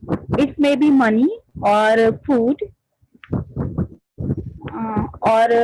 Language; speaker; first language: English; non-native, learner; Hindi